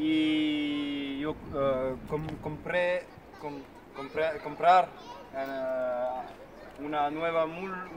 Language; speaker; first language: Spanish; non-native, learner; French